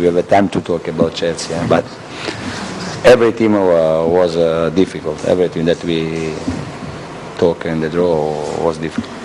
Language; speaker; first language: English; non-native, learner; Italian